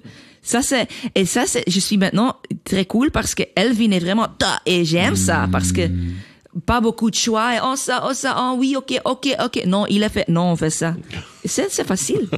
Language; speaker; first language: French; non-native, learner; Dutch